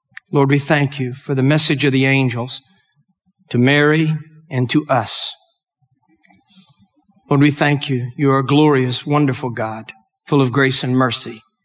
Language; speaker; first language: English; native; English